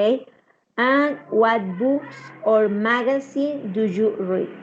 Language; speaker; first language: English; non-native, learner; Spanish